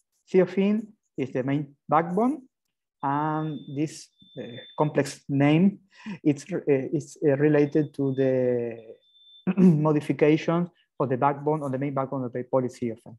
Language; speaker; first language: English; non-native, fluent; Spanish